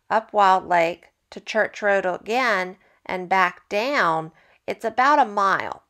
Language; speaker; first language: English; native; English